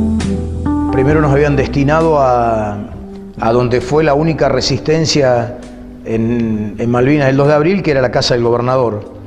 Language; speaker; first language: Spanish; native; Spanish